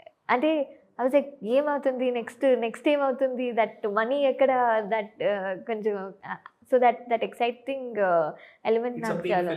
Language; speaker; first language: Telugu; non-native, fluent; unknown